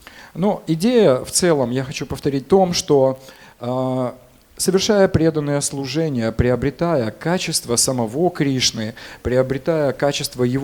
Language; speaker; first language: Russian; native; Russian